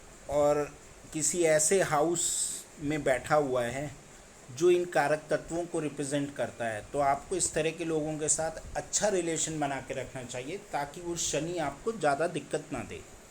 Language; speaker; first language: Hindi; native; Hindi